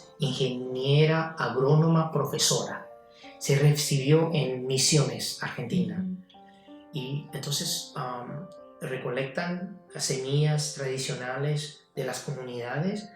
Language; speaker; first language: Spanish; non-native, fluent; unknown